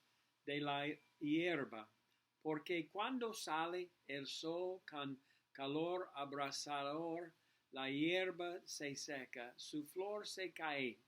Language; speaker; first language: Spanish; non-native, learner; English